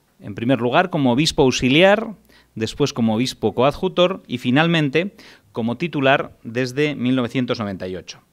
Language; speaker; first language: Spanish; native; Spanish